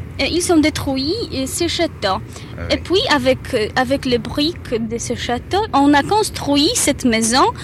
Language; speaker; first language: French; non-native, learner; Polish